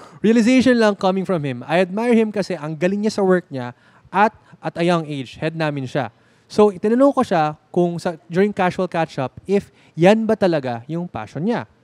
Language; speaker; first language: Filipino; native; Filipino